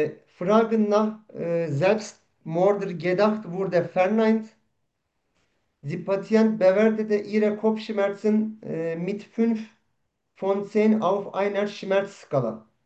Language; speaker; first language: German; non-native, learner; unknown